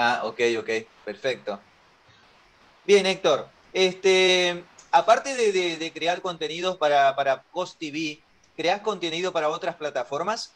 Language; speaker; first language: Spanish; native; Spanish